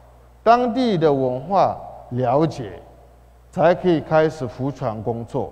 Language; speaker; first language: Chinese; non-native, fluent; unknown